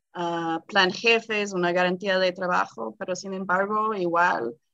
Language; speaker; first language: Spanish; non-native, fluent; English